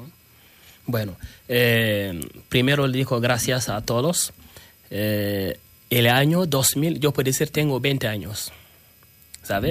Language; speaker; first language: Spanish; non-native, learner; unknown